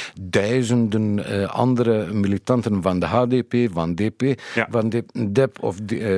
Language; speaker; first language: Dutch; non-native, fluent; Kurdish